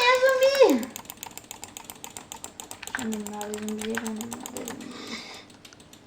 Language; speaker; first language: French; native; French